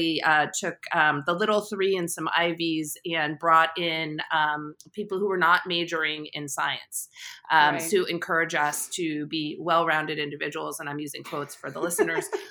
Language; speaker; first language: English; native; English